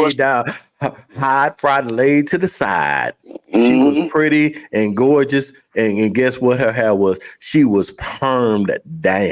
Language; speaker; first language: English; native; English